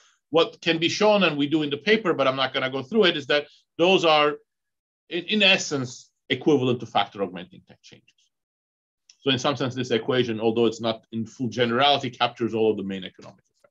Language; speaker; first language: English; non-native, fluent; Turkish